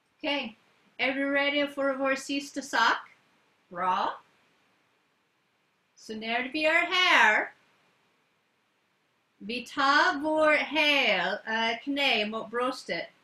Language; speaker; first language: Swedish; non-native, learner; English